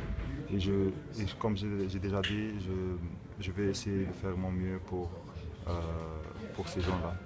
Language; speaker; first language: French; non-native, local second language; Arabic